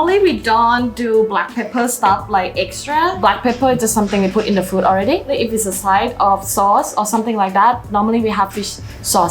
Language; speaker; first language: English; non-native, fluent; Thai